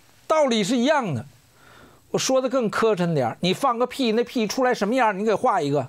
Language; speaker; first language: Chinese; native; Chinese